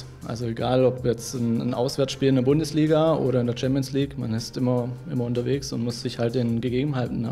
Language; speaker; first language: German; native; German